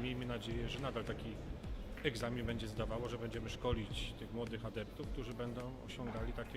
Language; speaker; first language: Polish; native; Polish